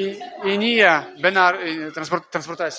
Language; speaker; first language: Indonesian; non-native, learner; Russian